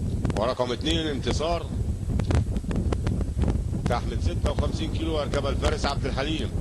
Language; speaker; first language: Arabic; native; Arabic